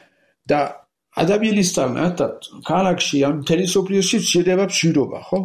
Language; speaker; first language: Georgian; non-native, learner; French